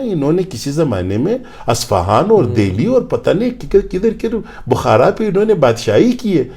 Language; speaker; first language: Urdu; non-native, local second language; Pashto